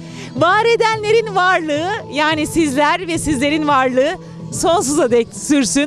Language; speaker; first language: Turkish; native; Turkish